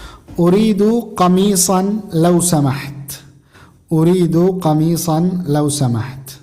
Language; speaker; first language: Arabic; non-native, fluent; Indonesian